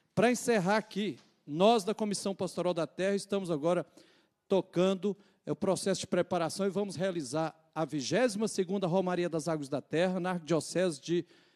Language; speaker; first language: Portuguese; native; Portuguese